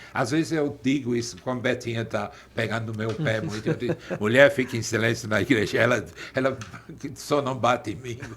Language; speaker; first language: Portuguese; non-native, fluent; English